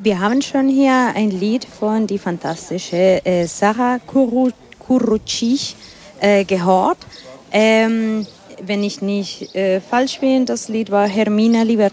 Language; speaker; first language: German; non-native, fluent; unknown